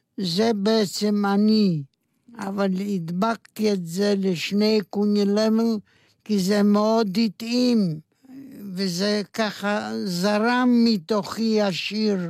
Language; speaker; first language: Hebrew; non-native, fluent; Yiddish